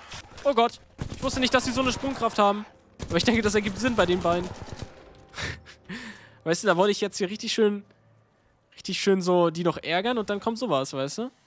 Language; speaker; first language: German; native; German